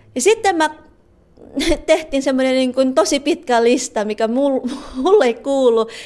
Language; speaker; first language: Finnish; non-native, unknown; Filipino